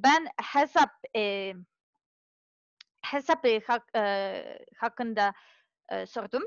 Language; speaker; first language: Turkish; non-native, learner; Serbian